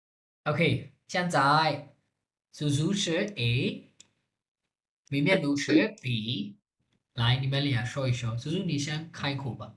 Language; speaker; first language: Chinese; non-native, fluent; Burmese